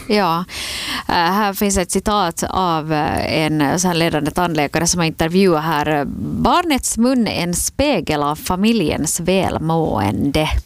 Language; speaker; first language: Swedish; native; Swedish